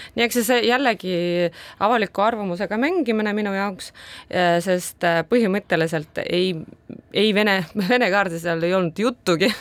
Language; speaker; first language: Estonian; non-native, local second language; Russian